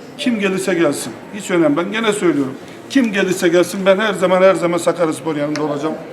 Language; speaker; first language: Turkish; native; Turkish